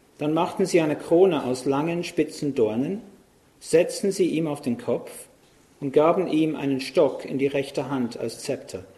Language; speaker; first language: German; non-native, fluent; English